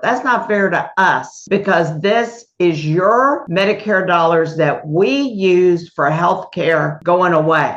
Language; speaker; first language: English; native; English